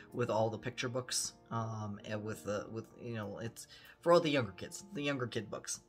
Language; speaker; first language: English; early bilingual, other home language; German